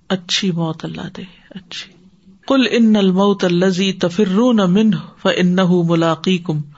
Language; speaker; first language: Urdu; native; Urdu